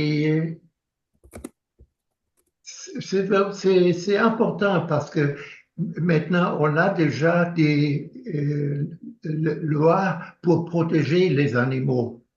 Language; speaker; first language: French; non-native, learner; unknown